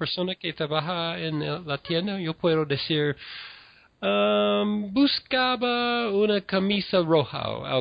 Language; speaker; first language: Spanish; non-native, learner; English